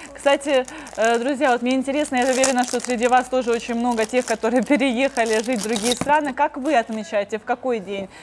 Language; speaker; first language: Russian; native; Russian